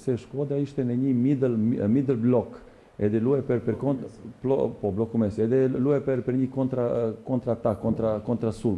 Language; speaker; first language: Albanian; non-native, learner; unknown